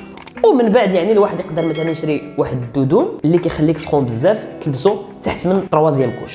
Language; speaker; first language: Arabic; native; Arabic